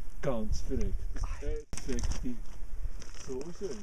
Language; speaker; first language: German; native; German